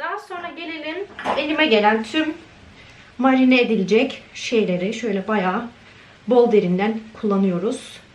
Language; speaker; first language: Turkish; native; Turkish